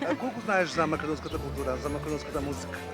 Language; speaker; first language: Macedonian; native; Macedonian